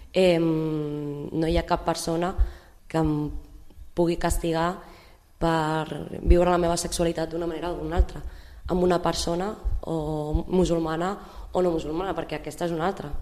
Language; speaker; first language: Catalan; early bilingual, other home language; Arabic